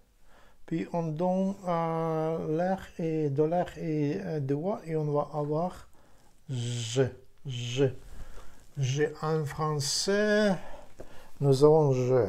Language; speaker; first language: French; non-native, fluent; Ukrainian